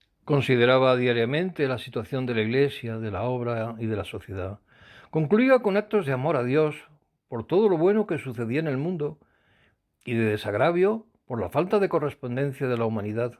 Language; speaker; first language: Spanish; native; Spanish